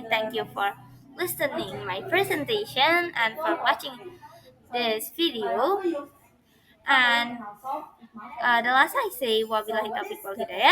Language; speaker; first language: English; non-native, learner; Indonesian